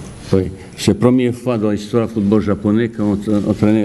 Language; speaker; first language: French; non-native, fluent; Bosnian